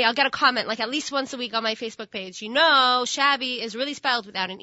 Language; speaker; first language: English; native; English